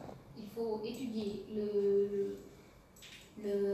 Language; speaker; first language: French; non-native, local second language; Wolof